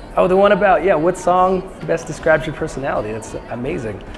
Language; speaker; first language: English; native; English